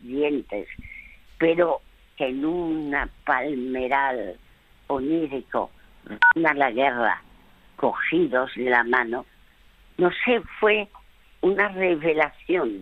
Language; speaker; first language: Spanish; non-native, fluent; French